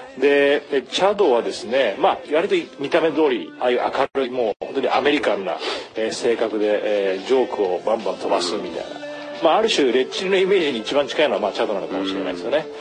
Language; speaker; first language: Japanese; native; Japanese